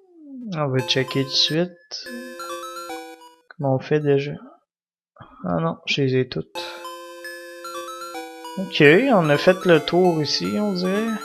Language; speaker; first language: French; native; French